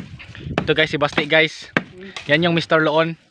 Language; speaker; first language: Filipino; non-native, local second language; Cebuano